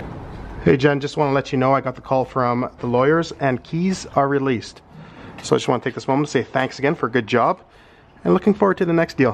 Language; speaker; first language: English; native; English